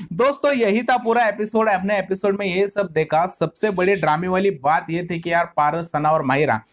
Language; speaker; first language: Hindi; non-native, local second language; Marathi